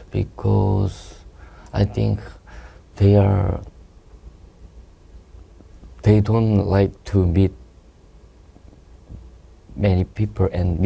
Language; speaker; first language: English; non-native, learner; Korean